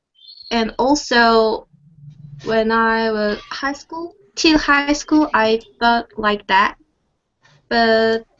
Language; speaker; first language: English; non-native, learner; Korean